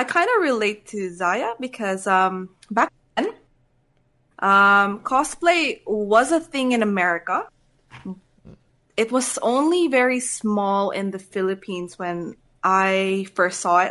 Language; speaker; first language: English; non-native, local second language; Cebuano